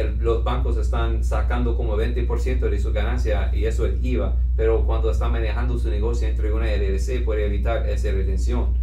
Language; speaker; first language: Spanish; non-native, fluent; English